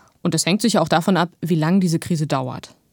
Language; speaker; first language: German; native; German